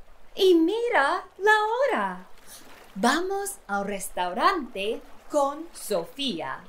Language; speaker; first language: Spanish; non-native, fluent; English